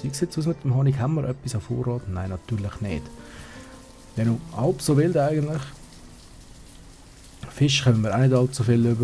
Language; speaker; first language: German; native; German